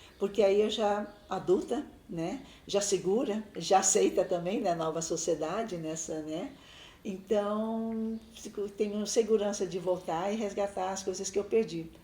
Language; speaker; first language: Portuguese; early bilingual, other home language; Chinese